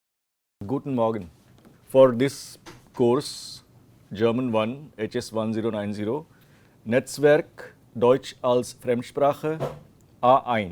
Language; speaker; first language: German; non-native, fluent; Marathi